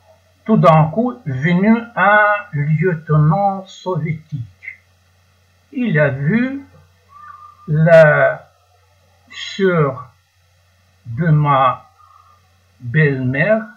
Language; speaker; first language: French; non-native, learner; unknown